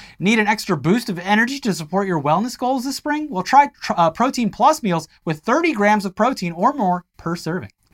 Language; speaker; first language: English; native; English